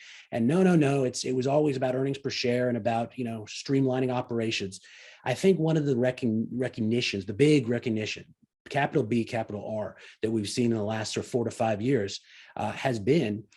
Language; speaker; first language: English; native; English